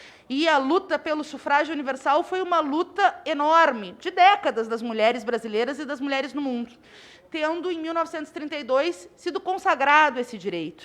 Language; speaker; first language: Portuguese; native; Portuguese